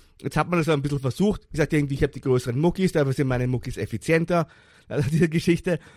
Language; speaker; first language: German; native; German